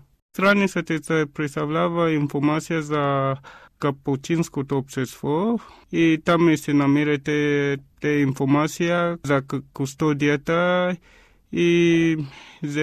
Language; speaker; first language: Bulgarian; non-native, fluent; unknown